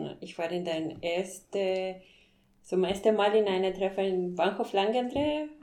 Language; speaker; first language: German; non-native, fluent; Spanish